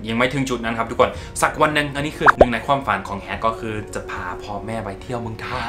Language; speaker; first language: Thai; non-native, fluent; English